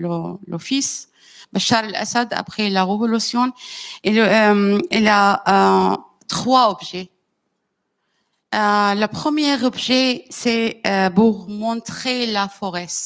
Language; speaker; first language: French; non-native, learner; Arabic